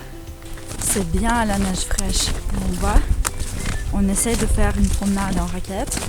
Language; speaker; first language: French; non-native, fluent; Russian